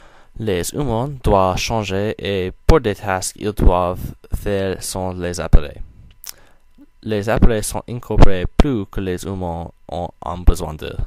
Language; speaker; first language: French; non-native, learner; English